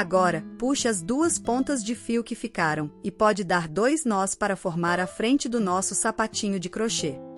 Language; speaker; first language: Portuguese; native; Portuguese